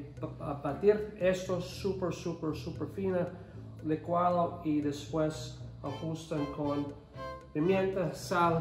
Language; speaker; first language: Spanish; non-native, fluent; English